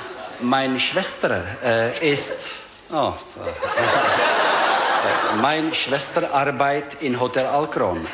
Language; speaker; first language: German; non-native, learner; Czech